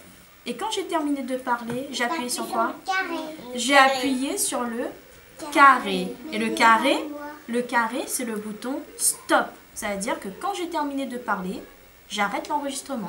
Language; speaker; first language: French; native; French